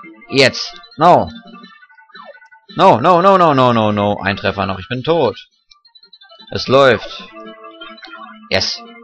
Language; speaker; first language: German; native; German